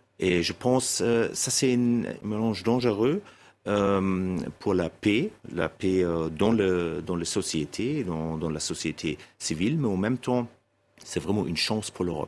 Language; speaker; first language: French; non-native, fluent; German